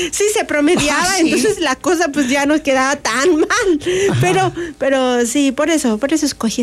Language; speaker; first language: Spanish; native; Spanish